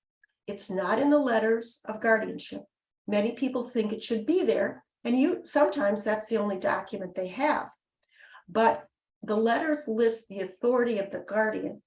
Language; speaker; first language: English; native; English